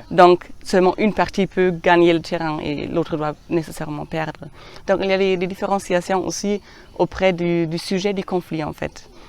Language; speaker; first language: French; non-native, fluent; German